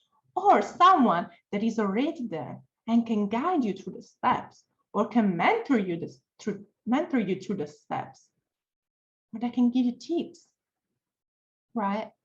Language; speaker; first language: English; non-native, fluent; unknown